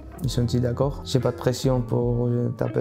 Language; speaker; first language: French; non-native, learner; Georgian